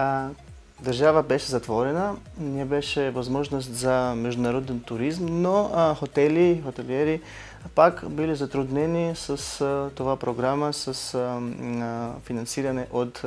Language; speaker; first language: Bulgarian; non-native, learner; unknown